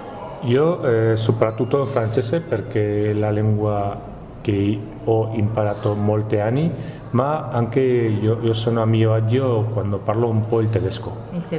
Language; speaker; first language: Italian; non-native, learner; Spanish